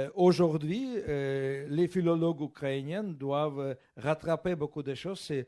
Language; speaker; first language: French; non-native, fluent; Russian